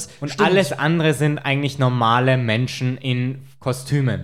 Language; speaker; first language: German; native; German